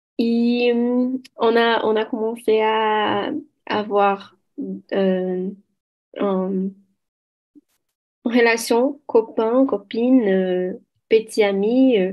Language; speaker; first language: French; non-native, learner; Portuguese